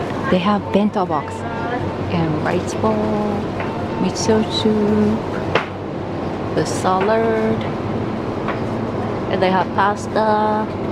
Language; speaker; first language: English; non-native, fluent; Japanese